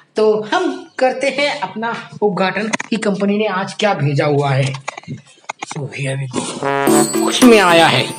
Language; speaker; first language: Hindi; native; Hindi